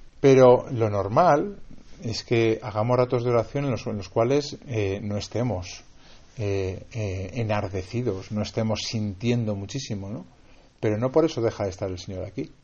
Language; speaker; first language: Spanish; native; Spanish